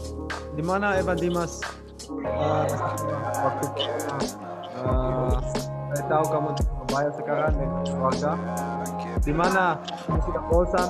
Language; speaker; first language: Indonesian; non-native, learner; Dutch